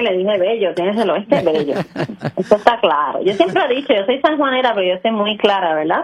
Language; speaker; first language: Spanish; native; Spanish